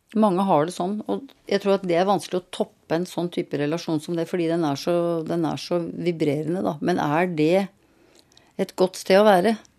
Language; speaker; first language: Norwegian; native; Norwegian